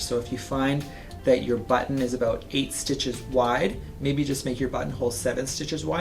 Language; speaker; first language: English; native; English